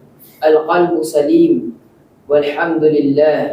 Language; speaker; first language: Arabic; non-native, learner; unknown